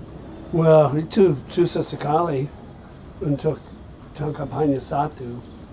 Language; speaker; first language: Indonesian; non-native, fluent; English